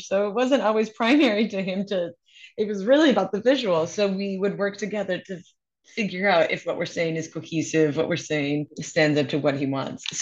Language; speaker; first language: English; native; English